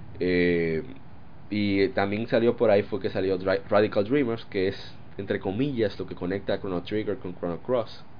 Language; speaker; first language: Spanish; native; Spanish